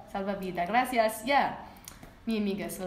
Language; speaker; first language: Spanish; non-native, learner; English